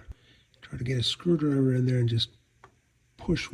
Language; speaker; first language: English; native; English